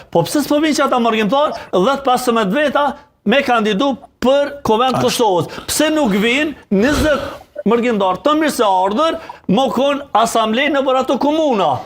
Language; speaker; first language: Albanian; native; Albanian